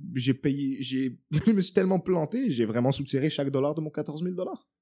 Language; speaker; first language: French; native; French